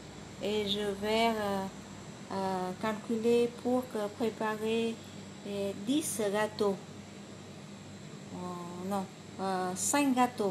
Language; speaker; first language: French; non-native, learner; Vietnamese